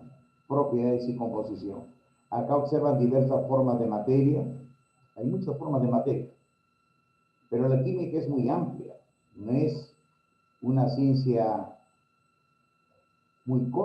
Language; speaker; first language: Spanish; native; Spanish